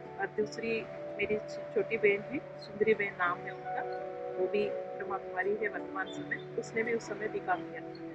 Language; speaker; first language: Hindi; non-native, local second language; Telugu